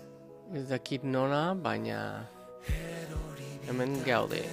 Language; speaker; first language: Basque; non-native, learner; English